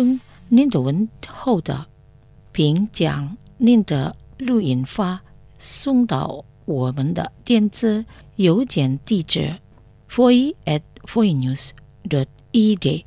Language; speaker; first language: Chinese; non-native, learner; Indonesian